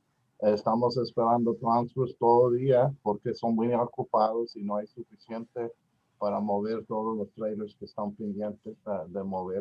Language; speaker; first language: Spanish; non-native, learner; English